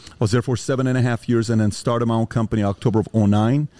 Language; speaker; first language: English; early bilingual, other home language; Persian